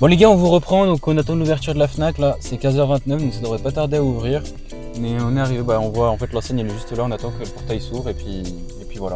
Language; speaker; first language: French; native; French